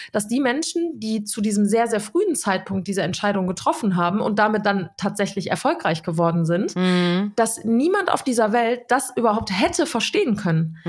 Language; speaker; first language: German; early bilingual, other home language; Serbian